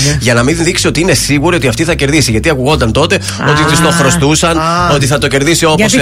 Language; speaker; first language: Greek; native; Greek